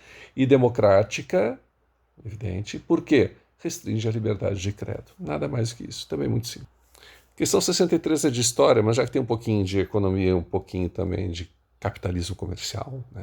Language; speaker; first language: Portuguese; native; Portuguese